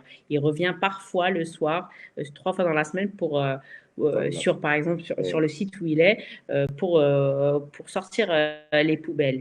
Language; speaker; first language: French; native; French